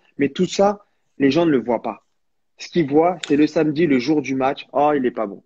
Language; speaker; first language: French; native; French